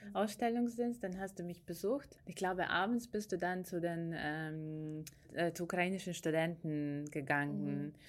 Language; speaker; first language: German; non-native, fluent; Ukrainian